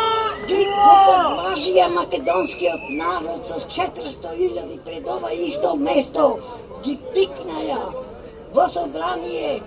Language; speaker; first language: Macedonian; native; Macedonian